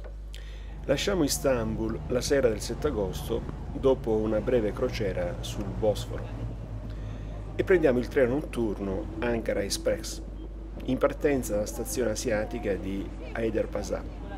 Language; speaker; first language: Italian; native; Italian